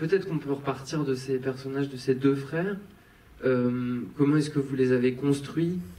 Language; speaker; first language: French; native; French